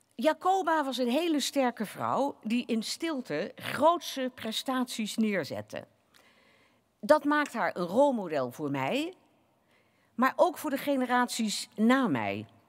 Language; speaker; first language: Dutch; native; Dutch